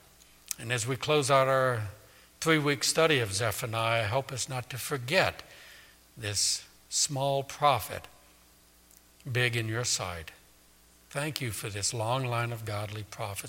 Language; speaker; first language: English; native; English